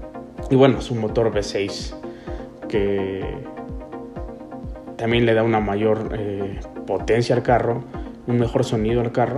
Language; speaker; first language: Spanish; native; Spanish